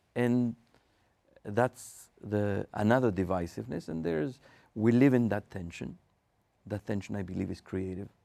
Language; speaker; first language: English; non-native, fluent; Spanish